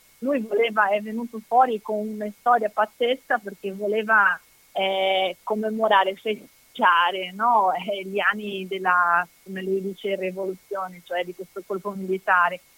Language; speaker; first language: Italian; non-native, fluent; Portuguese